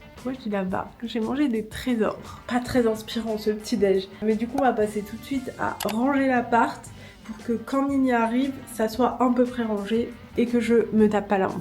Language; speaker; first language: French; native; French